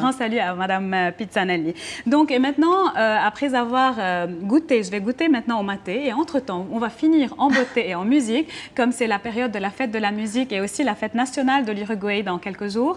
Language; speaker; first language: French; non-native, local second language; Arabic